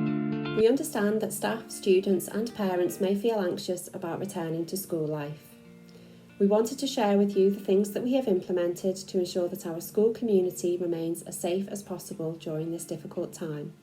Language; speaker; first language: English; native; English